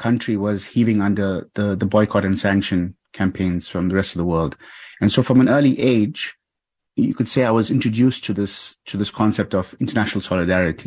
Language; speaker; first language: English; native; English